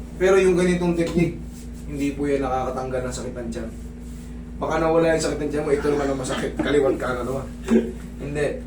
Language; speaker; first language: Filipino; non-native, local second language; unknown